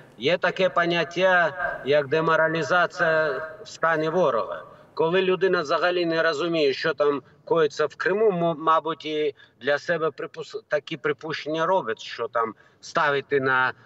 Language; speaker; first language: Ukrainian; non-native, local second language; Crimean Tatar